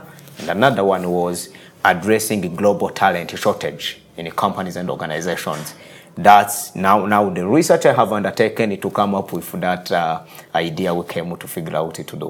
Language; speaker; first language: English; non-native, local second language; Kinyarwanda